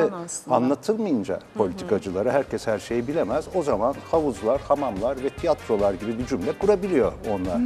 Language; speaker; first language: Turkish; native; Turkish